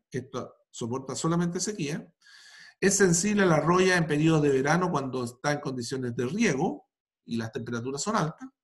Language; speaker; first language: Spanish; native; Spanish